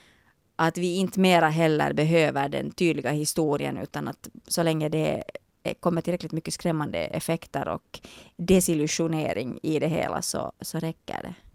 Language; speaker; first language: Swedish; native; Swedish